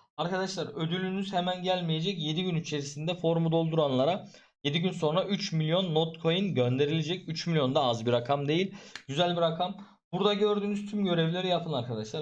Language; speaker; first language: Turkish; native; Turkish